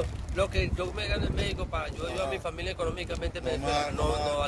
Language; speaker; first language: Spanish; native; Spanish